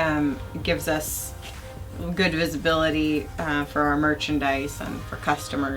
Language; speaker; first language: English; native; English